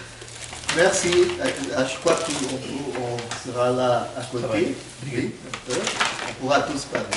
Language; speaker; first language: French; non-native, fluent; Portuguese